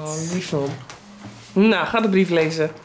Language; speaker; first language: Dutch; native; Dutch